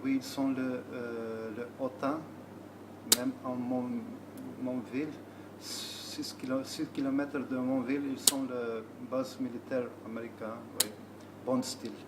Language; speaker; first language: French; non-native, learner; Albanian